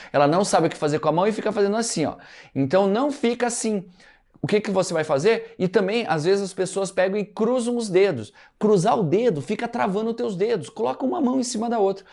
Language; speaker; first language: Portuguese; native; Portuguese